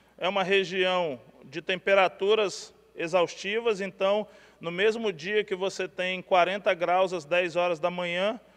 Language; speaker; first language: Portuguese; native; Portuguese